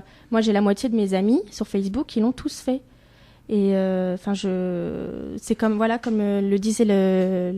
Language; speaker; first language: French; native; French